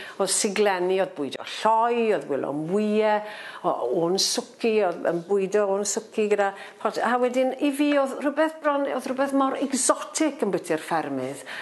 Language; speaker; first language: Welsh; non-native, local second language; English